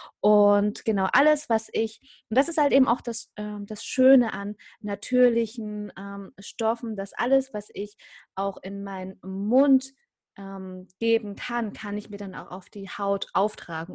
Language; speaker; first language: German; native; German